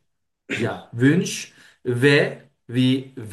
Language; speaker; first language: German; non-native, learner; Turkish